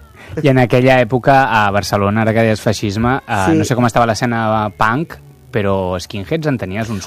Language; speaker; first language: Catalan; native; Catalan